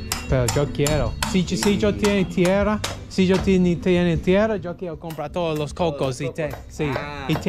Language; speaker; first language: Spanish; non-native, learner; English